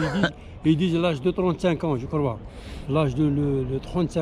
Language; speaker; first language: French; non-native, learner; Arabic